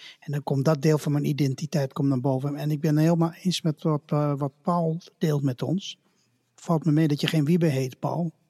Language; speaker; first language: Dutch; native; Dutch